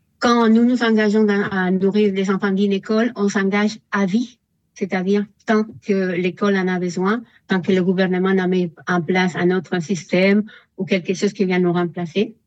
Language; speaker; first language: French; non-native, fluent; Spanish